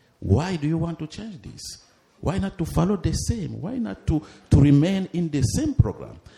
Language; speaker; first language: English; non-native, fluent; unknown